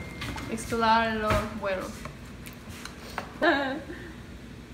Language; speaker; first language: Spanish; non-native, learner; English